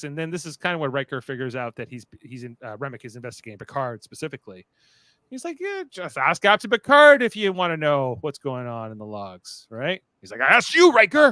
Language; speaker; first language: English; native; English